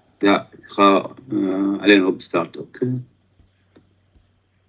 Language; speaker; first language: Dutch; non-native, learner; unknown